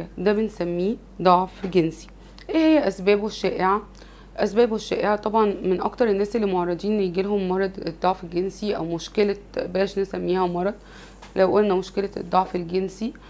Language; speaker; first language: Arabic; native; Arabic